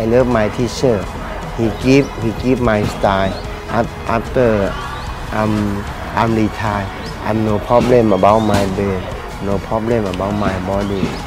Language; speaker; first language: English; non-native, learner; Thai